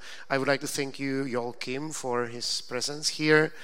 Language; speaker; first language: English; non-native, fluent; Czech